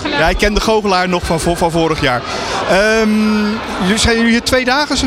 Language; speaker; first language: Dutch; native; Dutch